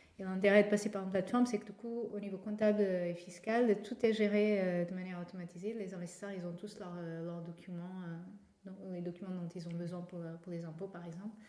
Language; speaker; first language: French; non-native, fluent; Portuguese